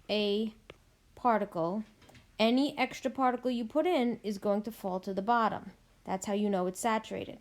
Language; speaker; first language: English; native; English